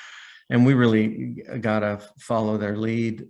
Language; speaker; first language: English; native; English